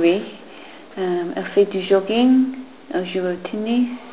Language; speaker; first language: French; non-native, fluent; English